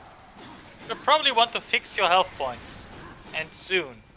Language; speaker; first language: English; native; English